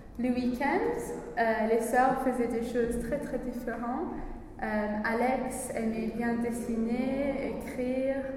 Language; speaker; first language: French; non-native, learner; English